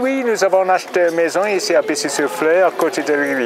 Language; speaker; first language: French; non-native, learner; English